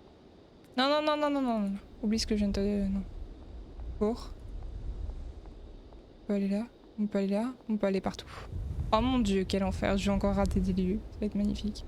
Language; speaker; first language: French; native; French